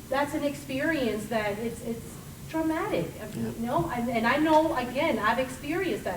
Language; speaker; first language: English; early bilingual, other home language; Spanish